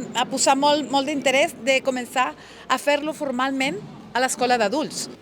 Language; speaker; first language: Catalan; non-native, learner; Spanish